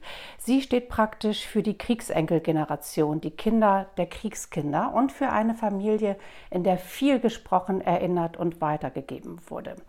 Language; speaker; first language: German; native; German